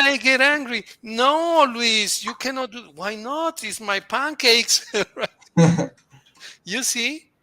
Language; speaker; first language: English; non-native, fluent; Spanish